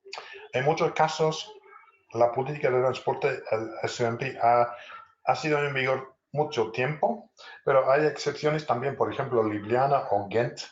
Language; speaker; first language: Spanish; non-native, fluent; English